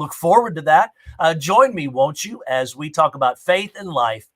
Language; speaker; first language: English; native; English